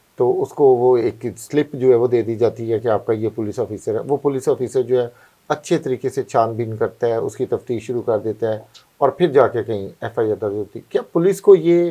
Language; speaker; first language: Urdu; non-native, local second language; Punjabi